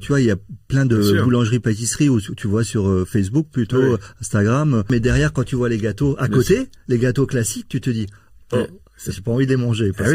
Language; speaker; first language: French; native; French